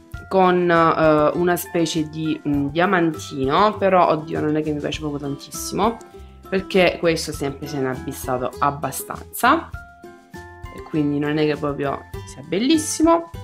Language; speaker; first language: Italian; native; Italian